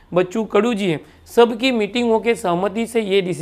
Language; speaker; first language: Hindi; non-native, local second language; Marathi